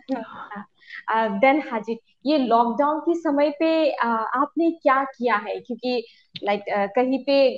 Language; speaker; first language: Hindi; non-native, local second language; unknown